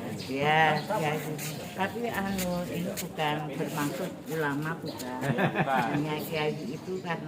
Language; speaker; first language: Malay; non-native, local second language; Javanese